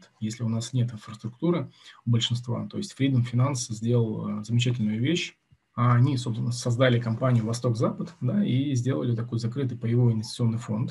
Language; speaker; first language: Russian; native; Russian